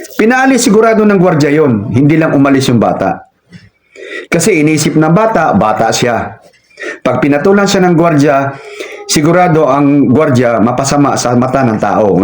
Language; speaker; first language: Filipino; non-native, local second language; Cebuano